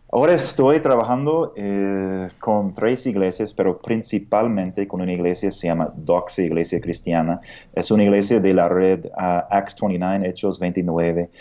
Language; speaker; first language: Spanish; non-native, fluent; English